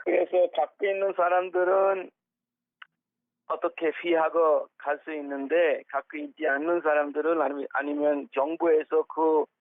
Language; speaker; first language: Korean; non-native, fluent; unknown